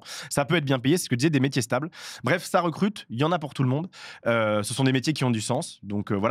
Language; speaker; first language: French; native; French